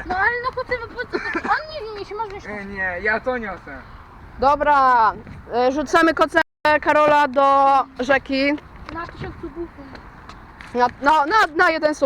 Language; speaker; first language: Polish; native; Polish